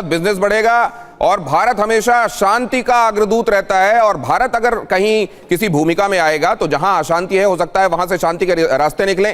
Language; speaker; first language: Hindi; native; Hindi